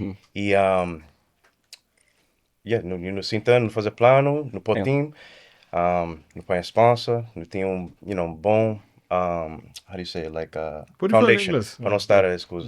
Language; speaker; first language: Portuguese; early bilingual, heritage; Kabuverdianu